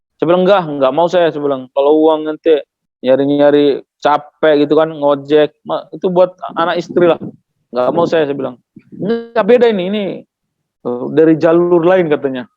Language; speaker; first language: Indonesian; non-native, local second language; Tetum